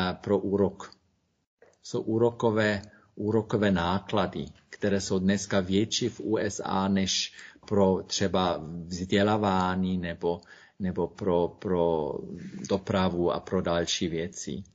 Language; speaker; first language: Czech; non-native, fluent; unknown